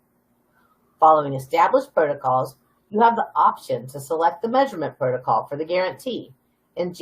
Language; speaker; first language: English; native; English